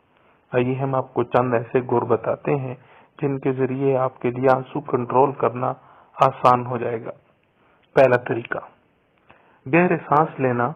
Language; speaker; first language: Urdu; native; Urdu